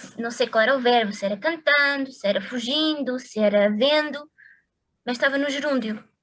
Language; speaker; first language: Portuguese; native; Portuguese